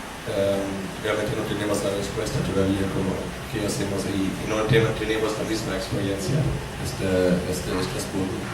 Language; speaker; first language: Spanish; non-native, fluent; German